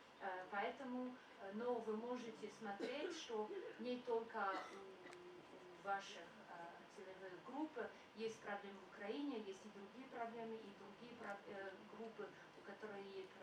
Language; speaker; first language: Russian; non-native, fluent; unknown